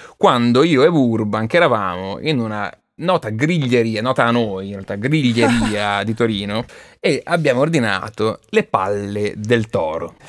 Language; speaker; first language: Italian; native; Italian